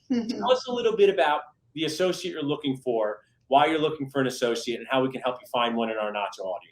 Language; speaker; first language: English; native; English